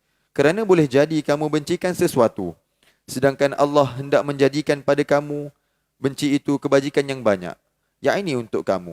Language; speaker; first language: Malay; native; Malay